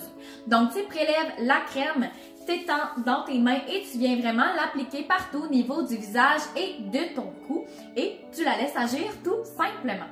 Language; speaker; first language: French; native; French